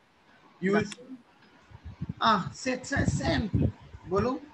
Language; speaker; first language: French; non-native, fluent; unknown